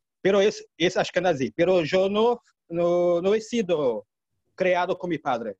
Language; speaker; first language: Spanish; non-native, learner; Portuguese